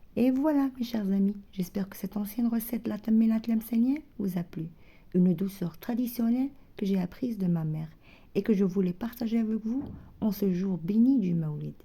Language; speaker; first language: French; non-native, local second language; Arabic